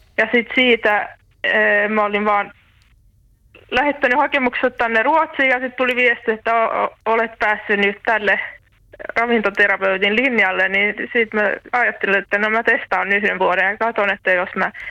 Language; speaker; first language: Finnish; non-native, local second language; Swedish